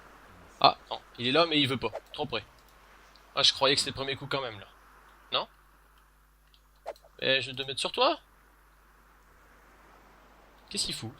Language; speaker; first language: French; native; French